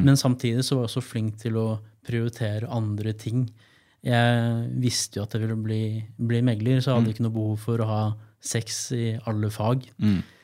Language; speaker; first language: Norwegian; native; Norwegian